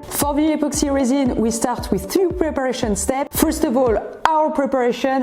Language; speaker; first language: English; non-native, fluent; French